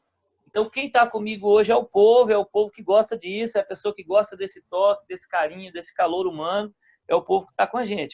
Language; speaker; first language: Portuguese; native; Portuguese